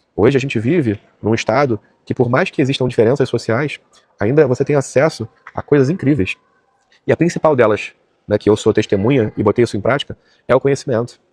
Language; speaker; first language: Portuguese; native; Portuguese